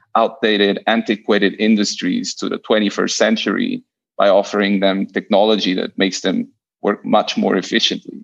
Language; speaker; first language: English; non-native, fluent; Portuguese